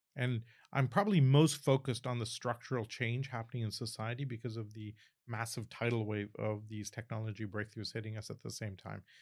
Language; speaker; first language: English; early bilingual, other home language; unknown